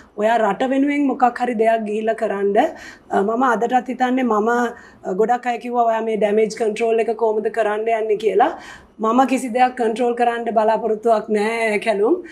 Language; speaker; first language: Sinhala; native; Sinhala